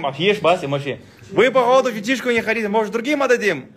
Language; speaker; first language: Russian; native; Russian